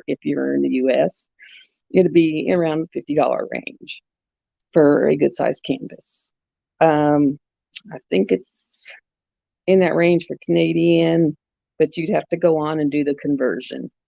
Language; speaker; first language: English; native; English